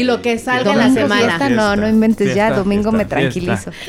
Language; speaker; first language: Spanish; native; Spanish